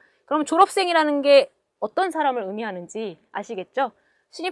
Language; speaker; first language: Korean; native; Korean